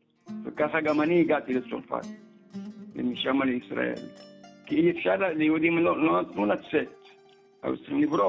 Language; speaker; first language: Hebrew; early bilingual, other home language; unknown